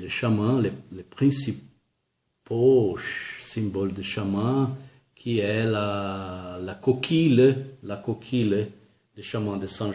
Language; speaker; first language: French; non-native, learner; Portuguese